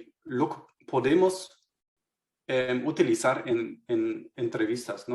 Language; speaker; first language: Spanish; non-native, fluent; German